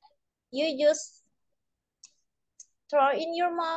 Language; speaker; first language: English; non-native, learner; Indonesian